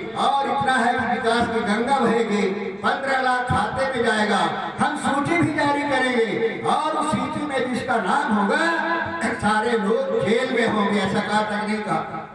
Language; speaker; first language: Hindi; native; Hindi